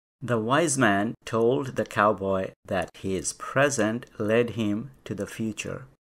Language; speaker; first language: English; non-native, local second language; Bangla